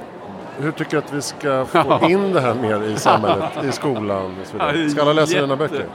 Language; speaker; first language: Swedish; native; Swedish